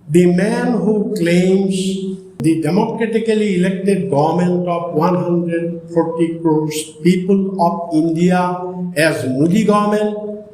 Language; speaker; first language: English; non-native, local second language; Assamese